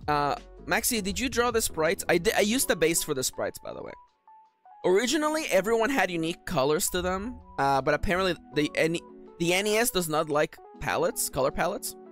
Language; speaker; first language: English; native; English